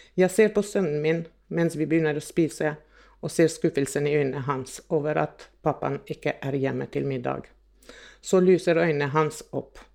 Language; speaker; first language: Norwegian; non-native, fluent; Albanian